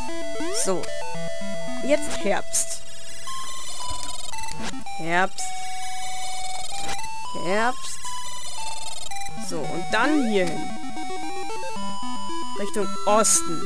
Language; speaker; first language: German; native; German